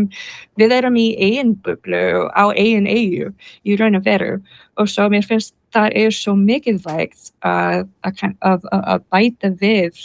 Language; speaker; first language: Icelandic; non-native, fluent; English